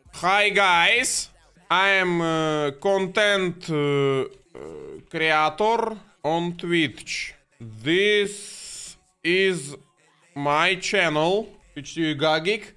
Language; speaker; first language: English; non-native, learner; Russian